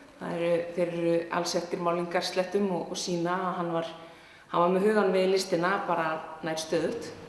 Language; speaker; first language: Icelandic; native; Icelandic